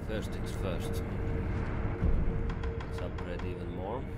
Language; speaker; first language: English; non-native, fluent; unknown